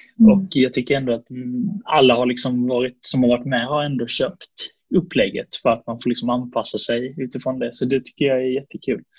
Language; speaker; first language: Swedish; native; Swedish